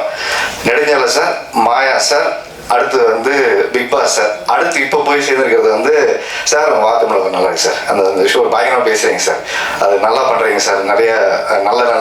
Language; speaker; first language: Tamil; native; Tamil